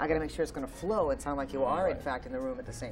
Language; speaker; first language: English; native; English